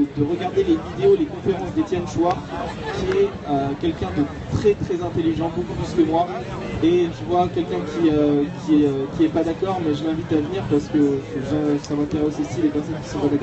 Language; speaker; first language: French; native; French